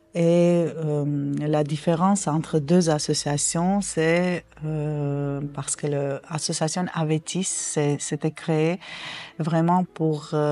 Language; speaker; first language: French; non-native, fluent; Armenian